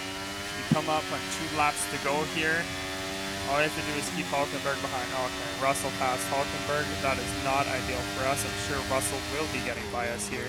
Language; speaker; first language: English; native; English